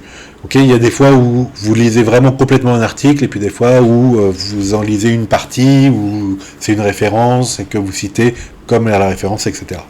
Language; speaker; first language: French; native; French